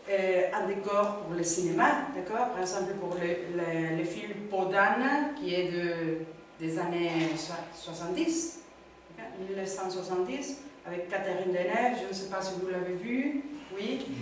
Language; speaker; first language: French; non-native, learner; Spanish